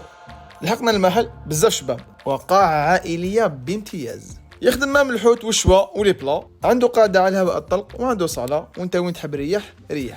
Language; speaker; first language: Arabic; native; Arabic